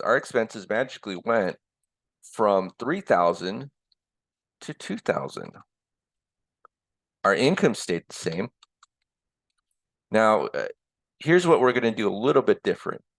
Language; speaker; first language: English; early bilingual, other home language; Korean